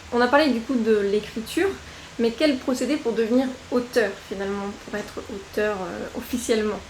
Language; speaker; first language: French; native; French